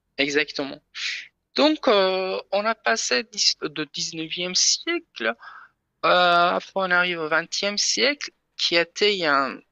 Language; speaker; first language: French; non-native, learner; Persian